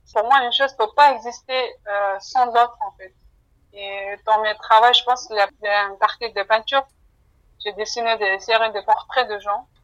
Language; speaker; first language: French; non-native, fluent; Mongolian